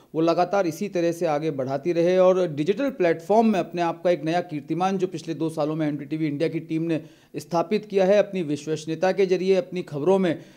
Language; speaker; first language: Hindi; native; Hindi